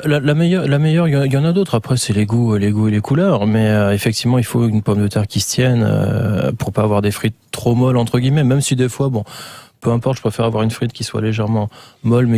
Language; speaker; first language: French; native; French